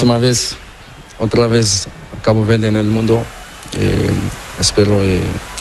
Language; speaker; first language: Spanish; non-native, learner; Portuguese